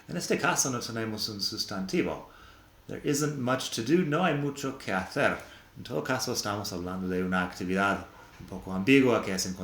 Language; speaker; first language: Spanish; non-native, fluent; English